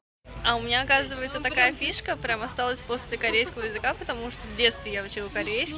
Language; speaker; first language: Russian; early bilingual, heritage; Russian